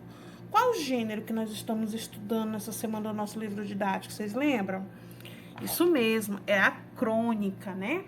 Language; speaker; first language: Portuguese; native; Portuguese